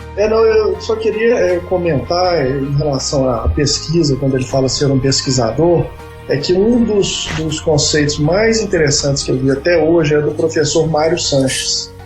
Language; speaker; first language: Portuguese; native; Portuguese